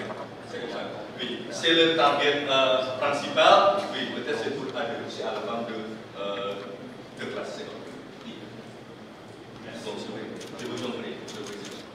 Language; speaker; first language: French; non-native, learner; Indonesian